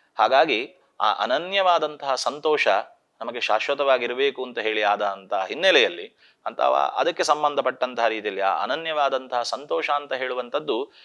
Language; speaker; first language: Kannada; non-native, local second language; Tulu